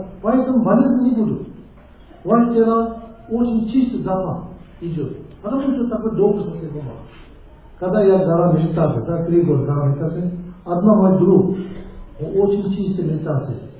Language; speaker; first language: Russian; non-native, learner; Tibetan